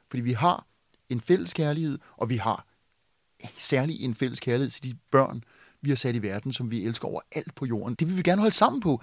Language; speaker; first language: Danish; native; Danish